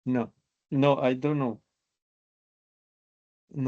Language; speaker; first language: English; non-native, learner; Spanish